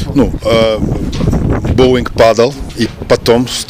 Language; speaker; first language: Russian; non-native, learner; Dutch